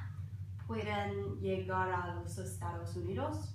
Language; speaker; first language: Spanish; non-native, learner; English